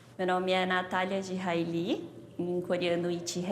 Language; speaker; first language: Portuguese; early bilingual, other home language; Korean